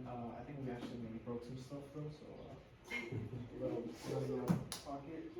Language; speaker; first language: English; early bilingual, other home language; Spanish